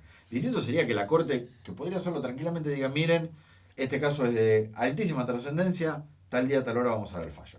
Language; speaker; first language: Spanish; native; Spanish